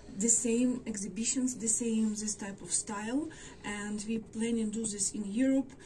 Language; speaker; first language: English; non-native, learner; Ukrainian